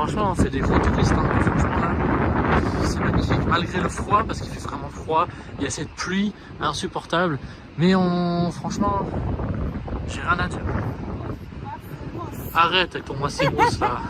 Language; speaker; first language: French; native; French